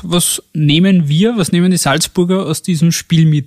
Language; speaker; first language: German; native; German